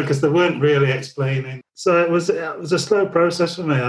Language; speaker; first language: English; native; English